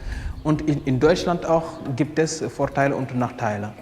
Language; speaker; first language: German; non-native, learner; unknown